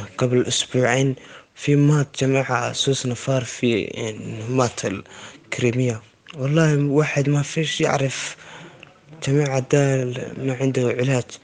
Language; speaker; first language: Arabic; non-native, local second language; Somali